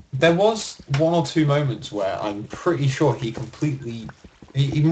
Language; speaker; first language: English; native; English